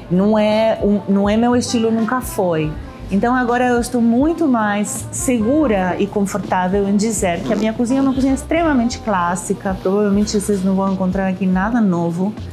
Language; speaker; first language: Portuguese; non-native, fluent; Spanish